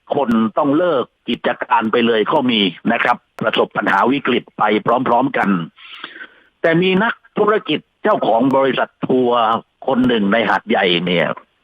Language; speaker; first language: Thai; native; Thai